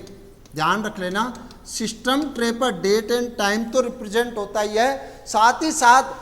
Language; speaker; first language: Hindi; native; Hindi